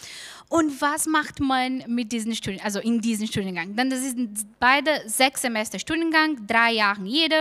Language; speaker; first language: German; non-native, fluent; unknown